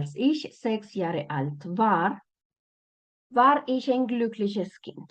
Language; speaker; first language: German; non-native, fluent; Spanish